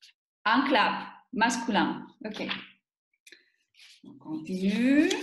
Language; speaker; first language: French; non-native, fluent; Slovak